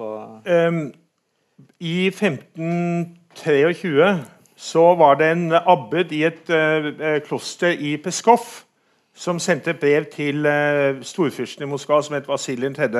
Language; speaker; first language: Norwegian; native; Norwegian